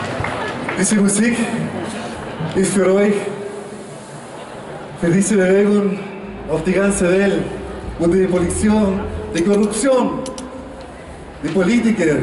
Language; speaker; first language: German; non-native, learner; Spanish